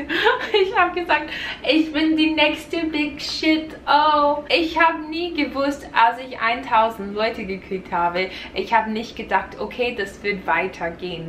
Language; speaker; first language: German; non-native, fluent; English